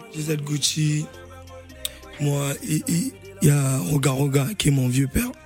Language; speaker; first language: French; non-native, local second language; Lingala